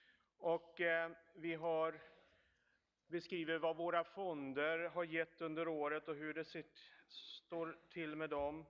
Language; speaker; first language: Swedish; native; Swedish